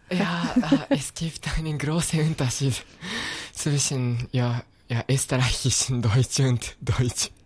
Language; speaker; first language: German; non-native, fluent; Japanese